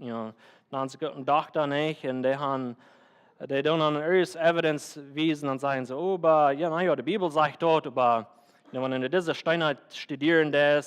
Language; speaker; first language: German; non-native, learner; Plautdietsch